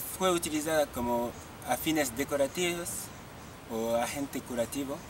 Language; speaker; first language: Spanish; non-native, learner; Haitian Creole